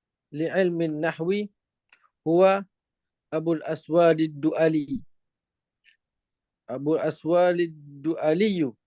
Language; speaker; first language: Arabic; non-native, fluent; Malay